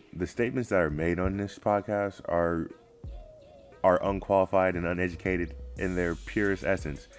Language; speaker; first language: English; native; English